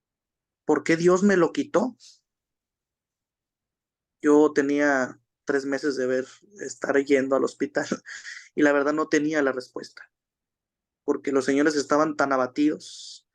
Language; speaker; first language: Spanish; native; Spanish